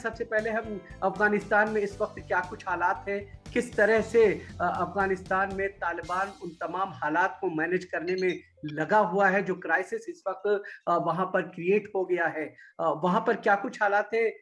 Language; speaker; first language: Hindi; native; Hindi